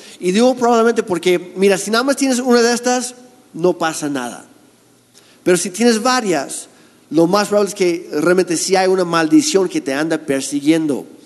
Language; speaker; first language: Spanish; non-native, fluent; English